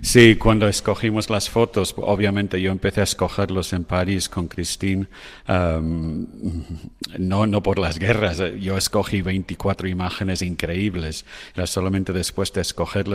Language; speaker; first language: Spanish; non-native, fluent; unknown